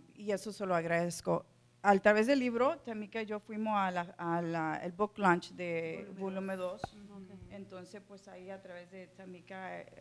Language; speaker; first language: Spanish; early bilingual, heritage; Spanish